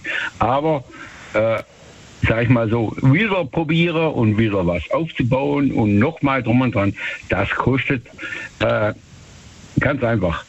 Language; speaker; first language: German; native; German